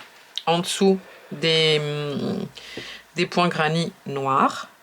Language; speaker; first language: French; native; French